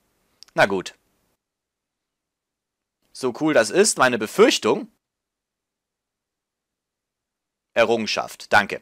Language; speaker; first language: German; native; German